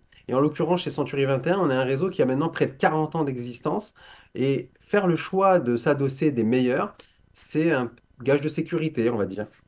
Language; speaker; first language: French; native; French